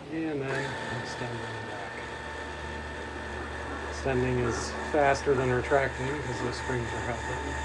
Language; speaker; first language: English; native; English